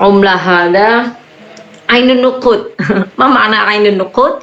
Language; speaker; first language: Arabic; non-native, fluent; Indonesian